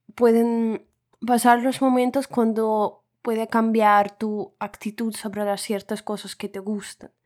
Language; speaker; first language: Spanish; non-native, fluent; Russian